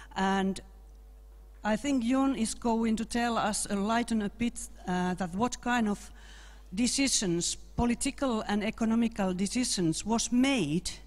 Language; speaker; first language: English; non-native, fluent; Finnish